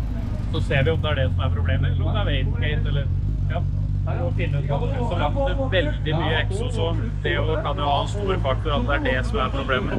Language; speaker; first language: Norwegian; native; Norwegian